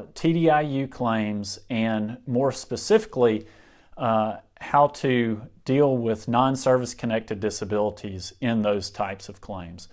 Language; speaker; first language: English; native; English